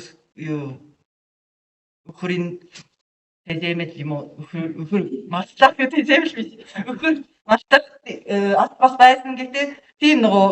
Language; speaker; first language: Mongolian; non-native, learner; Japanese